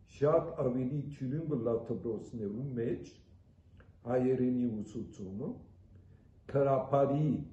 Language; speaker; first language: Armenian; early bilingual, heritage; Armenian